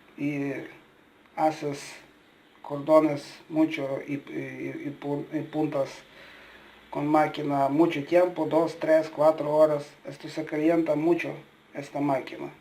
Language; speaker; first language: Spanish; non-native, learner; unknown